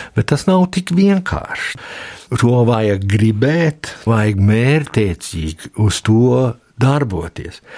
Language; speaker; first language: Latvian; early bilingual, heritage; Latvian